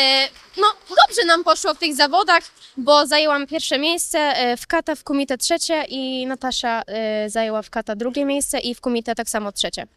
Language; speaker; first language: Polish; native; Polish